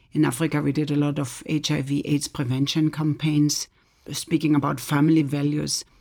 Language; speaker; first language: English; non-native, fluent; German